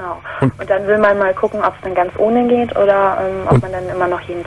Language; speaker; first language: German; native; German